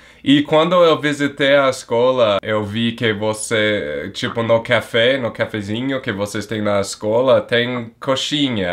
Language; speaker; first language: Portuguese; non-native, fluent; English